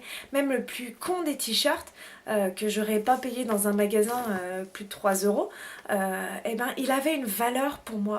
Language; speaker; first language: French; native; French